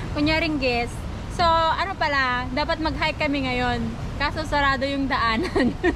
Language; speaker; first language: Filipino; native; Filipino